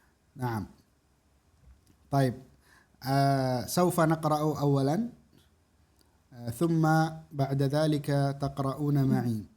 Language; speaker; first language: Arabic; non-native, fluent; Indonesian